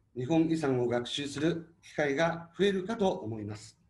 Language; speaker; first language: Japanese; native; Japanese